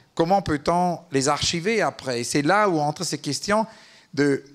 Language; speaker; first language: French; native; French